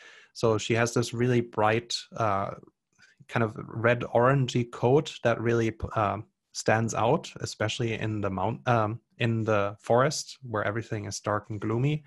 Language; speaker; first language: English; non-native, fluent; German